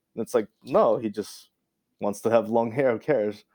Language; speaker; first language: English; early bilingual, other home language; Romanian